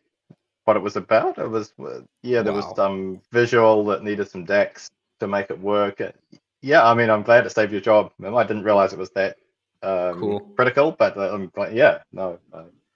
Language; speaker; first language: English; native; English